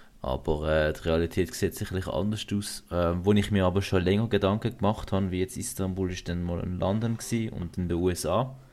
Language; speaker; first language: German; early bilingual, other home language; Kurdish